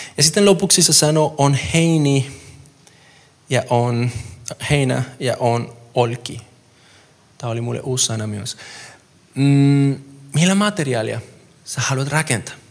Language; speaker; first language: Finnish; non-native, fluent; Spanish